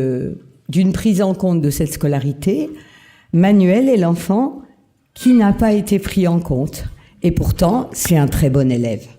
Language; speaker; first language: French; native; French